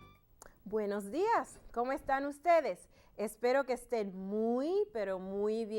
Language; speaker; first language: Spanish; non-native, learner; English